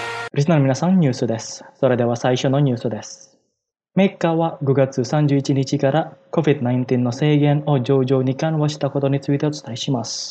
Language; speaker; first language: Japanese; non-native, fluent; Indonesian